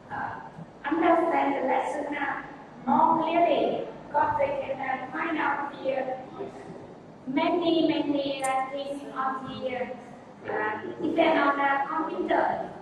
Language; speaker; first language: English; non-native, learner; Vietnamese